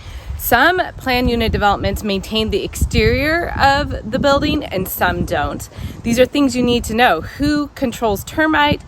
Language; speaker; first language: English; native; English